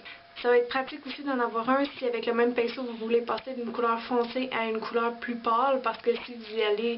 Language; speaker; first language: French; native; French